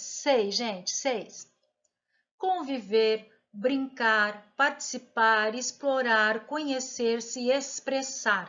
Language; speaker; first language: Portuguese; native; Portuguese